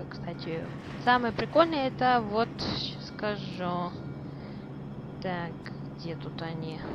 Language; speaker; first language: Russian; native; Russian